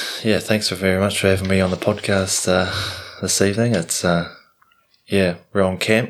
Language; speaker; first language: English; native; English